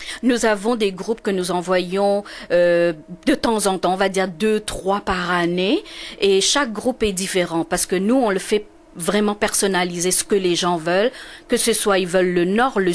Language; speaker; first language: French; non-native, local second language; Morisyen